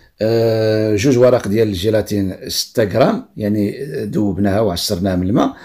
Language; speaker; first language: Arabic; native; Arabic